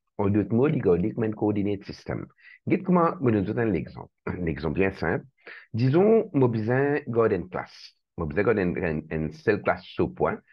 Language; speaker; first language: French; non-native, local second language; Morisyen